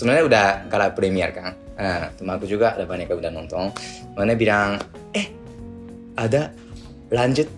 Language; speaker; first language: Indonesian; non-native, learner; Japanese